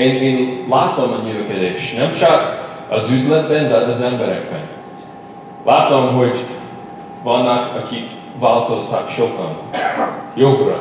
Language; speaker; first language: Hungarian; non-native, learner; English